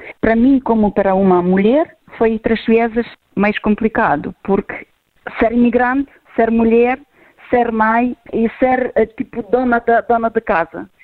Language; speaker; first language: Portuguese; non-native, fluent; Ukrainian